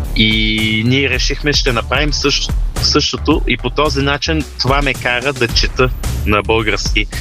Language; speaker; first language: Bulgarian; early bilingual, heritage; Bulgarian